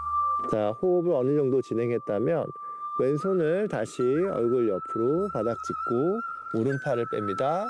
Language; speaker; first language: Korean; native; Korean